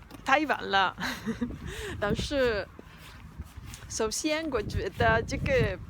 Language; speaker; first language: Chinese; non-native, learner; Spanish